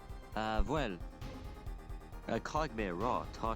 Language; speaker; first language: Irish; non-native, local second language; English